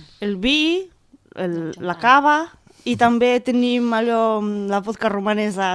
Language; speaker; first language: Catalan; non-native, fluent; Romanian